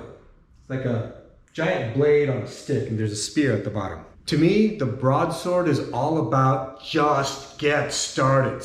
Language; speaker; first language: English; native; English